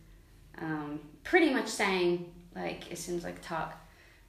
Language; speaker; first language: English; native; English